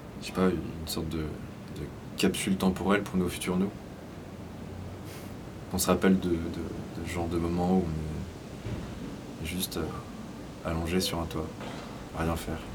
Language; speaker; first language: French; native; French